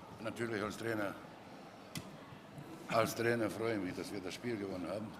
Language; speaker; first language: German; non-native, fluent; Croatian